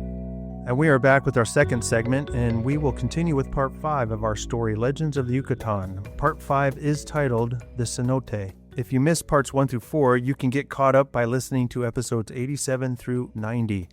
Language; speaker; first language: English; native; English